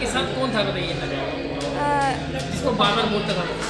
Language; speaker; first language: Hindi; native; Hindi